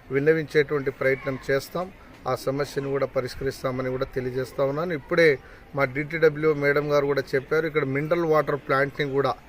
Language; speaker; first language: Telugu; non-native, local second language; Lambadi